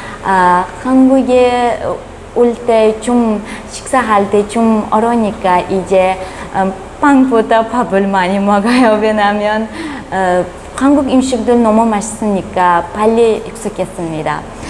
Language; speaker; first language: Korean; non-native, learner; Uzbek